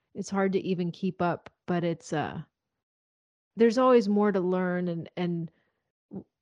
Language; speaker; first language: English; native; English